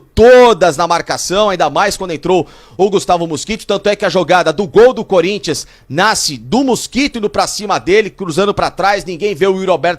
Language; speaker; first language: Portuguese; native; Portuguese